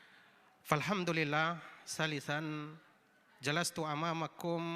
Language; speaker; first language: Arabic; non-native, fluent; Indonesian